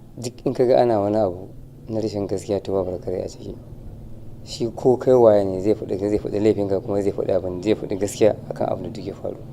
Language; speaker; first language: Hausa; non-native, local second language; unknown